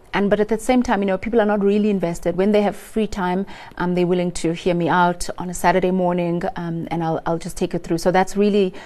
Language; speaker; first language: English; non-native, local second language; Xhosa